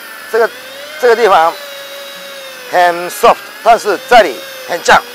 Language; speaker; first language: Chinese; non-native, learner; Japanese